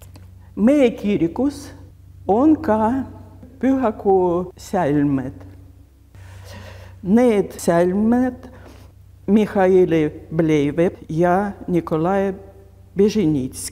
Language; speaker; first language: Estonian; non-native, local second language; Russian